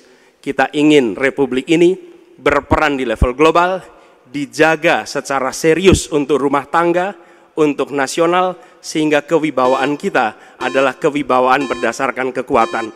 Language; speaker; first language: Indonesian; native; Indonesian